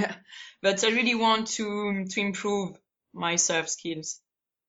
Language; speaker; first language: English; non-native, fluent; Spanish